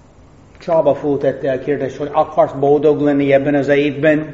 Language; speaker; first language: Hungarian; non-native, fluent; English